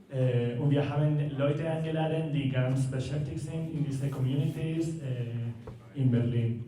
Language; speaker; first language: German; non-native, learner; Spanish